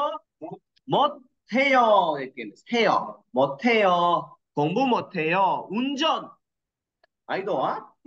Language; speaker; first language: Korean; non-native, learner; Kyrgyz